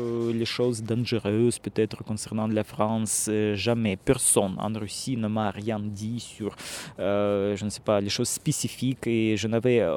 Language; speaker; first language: French; non-native, fluent; Russian